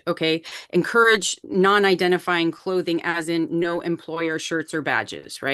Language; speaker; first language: English; native; English